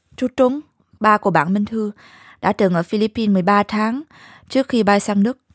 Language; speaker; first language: Vietnamese; early bilingual, heritage; Vietnamese